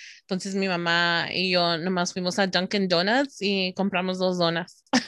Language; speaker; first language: Spanish; early bilingual, heritage; Spanish